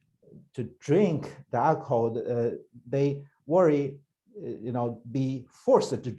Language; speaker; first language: English; non-native, learner; Chinese